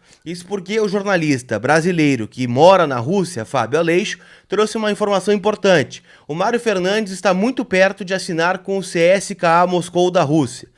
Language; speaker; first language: Portuguese; native; Portuguese